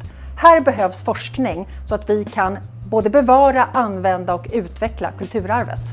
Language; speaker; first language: Swedish; native; Swedish